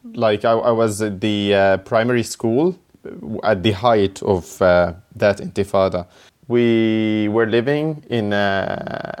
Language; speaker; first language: English; non-native, fluent; Arabic